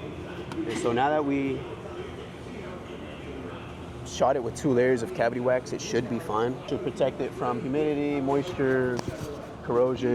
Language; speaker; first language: English; native; English